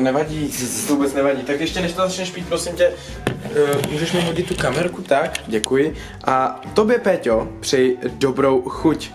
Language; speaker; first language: Czech; native; Czech